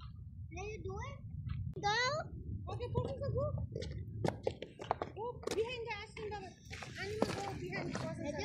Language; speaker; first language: English; early bilingual, other home language; Nepali